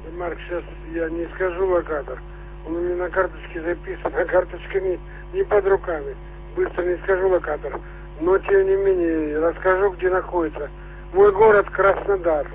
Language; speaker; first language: Russian; native; Russian